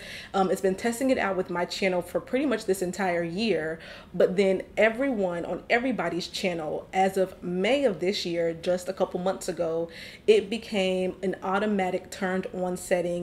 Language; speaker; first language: English; native; English